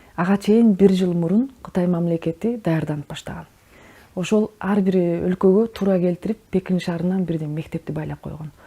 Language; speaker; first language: Kyrgyz; native; Kyrgyz